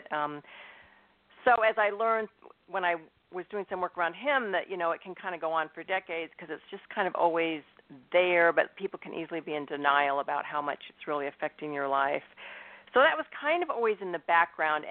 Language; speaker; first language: English; native; English